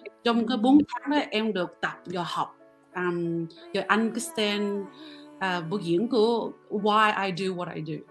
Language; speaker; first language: Vietnamese; early bilingual, heritage; Vietnamese